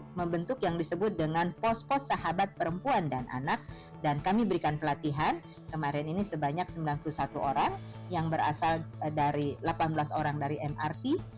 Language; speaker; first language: Indonesian; native; Indonesian